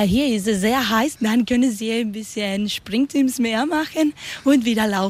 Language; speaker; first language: German; non-native, learner; Spanish